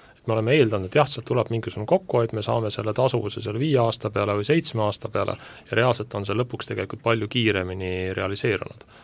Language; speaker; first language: Estonian; native; Estonian